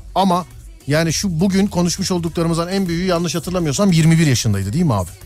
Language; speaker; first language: Turkish; native; Turkish